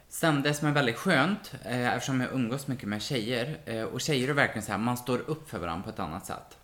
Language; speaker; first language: Swedish; native; Swedish